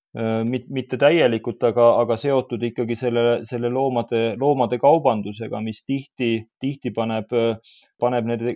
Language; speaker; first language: Estonian; native; Estonian